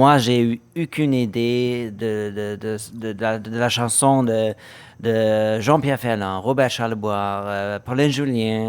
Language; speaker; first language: French; non-native, fluent; German